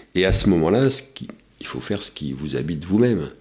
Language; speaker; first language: French; native; French